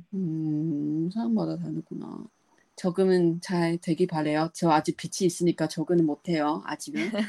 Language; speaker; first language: Korean; non-native, learner; Chinese